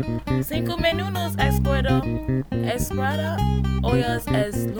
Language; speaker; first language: Spanish; non-native, learner; English